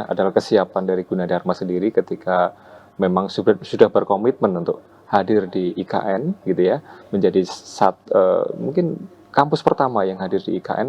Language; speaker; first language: Indonesian; native; Indonesian